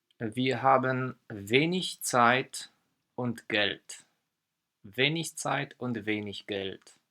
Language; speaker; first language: German; non-native, fluent; Polish